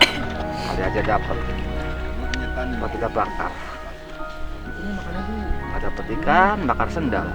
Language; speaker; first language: Indonesian; non-native, learner; English